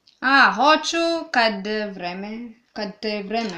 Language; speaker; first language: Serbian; non-native, learner; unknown